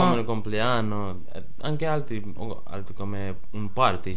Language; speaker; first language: Italian; non-native, learner; Punjabi